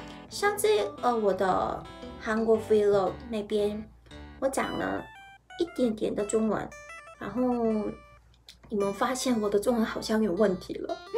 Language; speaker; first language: Chinese; non-native, fluent; Korean